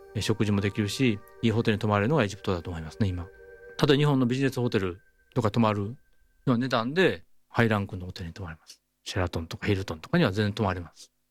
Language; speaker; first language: Japanese; native; Japanese